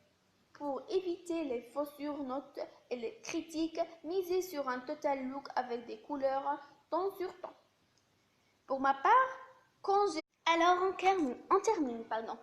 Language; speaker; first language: French; non-native, local second language; Arabic